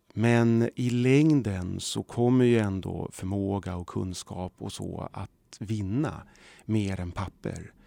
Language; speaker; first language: Swedish; early bilingual, other home language; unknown